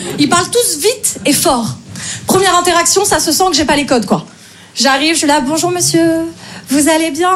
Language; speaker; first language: French; native; French